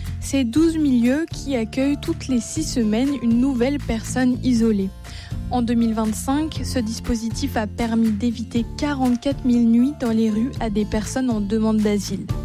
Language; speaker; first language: French; native; French